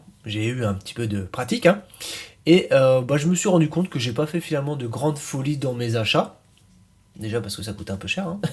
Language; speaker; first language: French; native; French